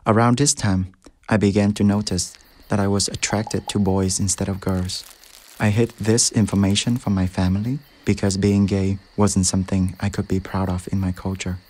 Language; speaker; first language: English; early bilingual, other home language; Vietnamese